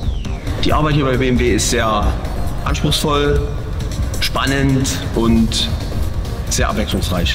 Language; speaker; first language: German; native; German